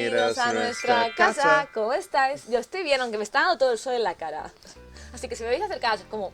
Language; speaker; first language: Spanish; native; Spanish